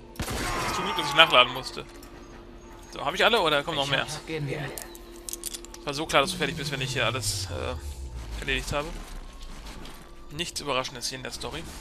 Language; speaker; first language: German; native; German